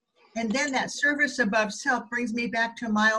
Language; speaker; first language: English; native; English